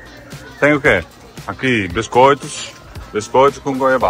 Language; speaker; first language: Portuguese; non-native, learner; Dutch